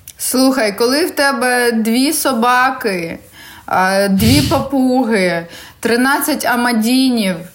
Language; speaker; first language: Ukrainian; non-native, local second language; Russian